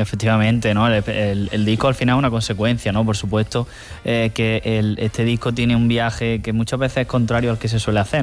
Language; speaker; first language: Spanish; native; Spanish